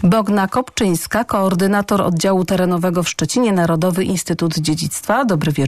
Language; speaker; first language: Polish; native; Polish